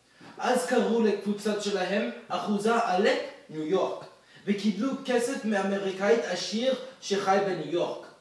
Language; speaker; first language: Hebrew; non-native, learner; English